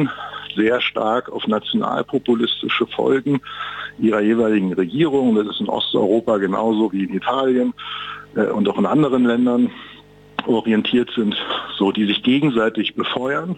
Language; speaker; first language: German; native; German